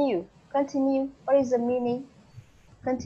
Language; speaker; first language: English; non-native, learner; Vietnamese